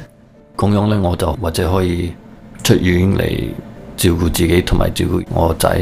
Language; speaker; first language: Cantonese; early bilingual, heritage; Cantonese